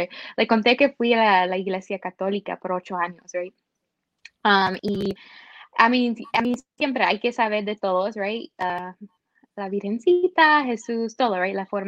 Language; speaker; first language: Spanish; early bilingual, heritage; Spanish